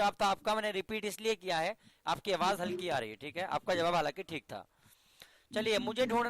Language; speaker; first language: Hindi; native; Hindi